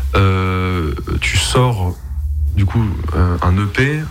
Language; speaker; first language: French; native; French